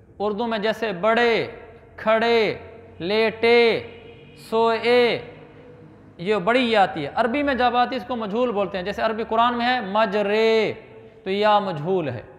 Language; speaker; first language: Urdu; native; Urdu